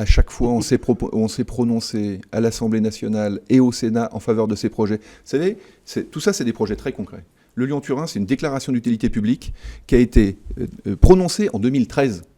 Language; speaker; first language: French; native; French